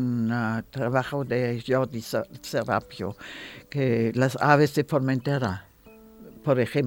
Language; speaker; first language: Spanish; non-native, learner; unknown